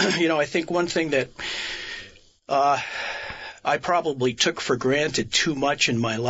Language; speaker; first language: English; native; English